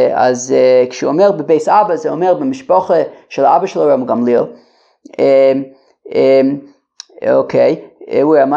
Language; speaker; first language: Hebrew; non-native, fluent; English